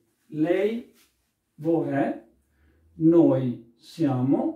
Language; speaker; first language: Italian; non-native, fluent; Urdu